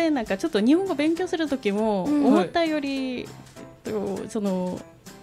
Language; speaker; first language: Japanese; non-native, fluent; Korean